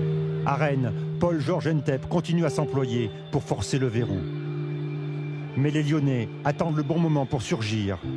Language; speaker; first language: French; native; French